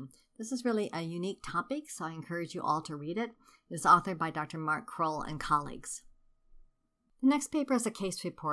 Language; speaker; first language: English; native; English